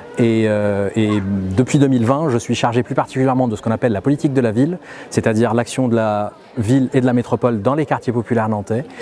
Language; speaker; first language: French; non-native, local second language; Arabic